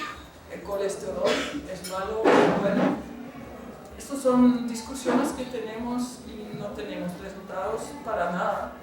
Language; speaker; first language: Spanish; non-native, fluent; German